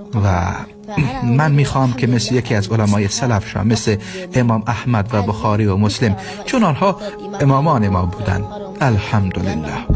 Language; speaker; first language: Persian; early bilingual, heritage; Persian